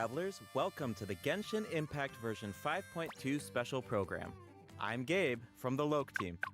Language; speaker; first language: English; native; English